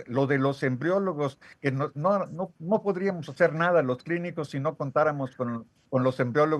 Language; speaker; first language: Spanish; native; Spanish